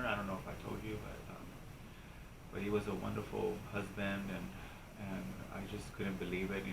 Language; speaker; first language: English; native; English